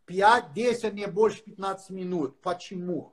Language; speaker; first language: Russian; non-native, fluent; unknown